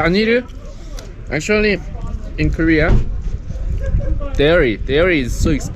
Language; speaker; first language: English; non-native, learner; Korean